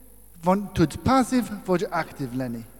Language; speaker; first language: Hungarian; non-native, learner; English